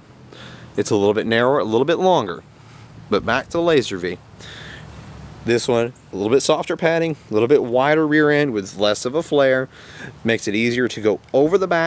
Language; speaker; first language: English; native; English